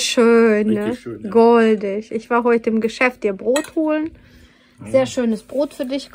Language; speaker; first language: German; non-native, fluent; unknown